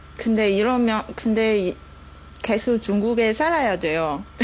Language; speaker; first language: Korean; non-native, learner; Chinese